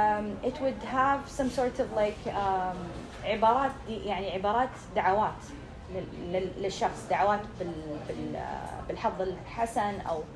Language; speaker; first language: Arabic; native; Arabic